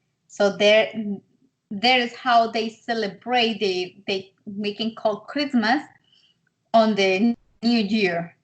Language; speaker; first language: English; non-native, learner; Spanish